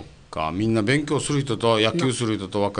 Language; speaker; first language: Japanese; native; Japanese